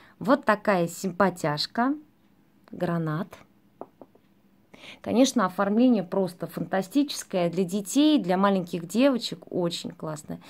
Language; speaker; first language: Russian; native; Russian